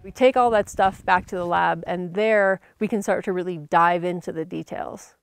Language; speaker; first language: English; native; English